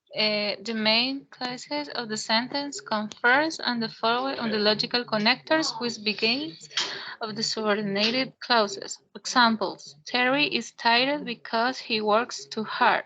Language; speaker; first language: English; non-native, learner; Spanish